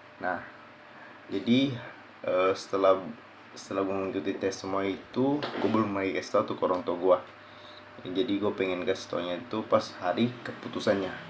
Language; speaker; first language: Indonesian; early bilingual, heritage; Indonesian